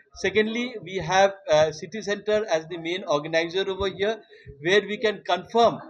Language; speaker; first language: English; non-native, local second language; Bangla